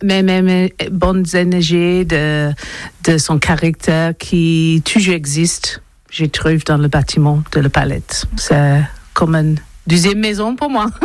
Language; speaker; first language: French; non-native, learner; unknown